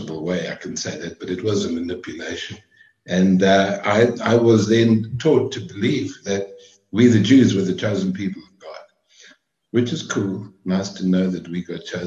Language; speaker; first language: English; native; English